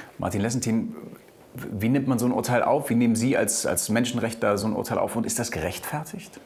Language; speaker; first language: German; native; German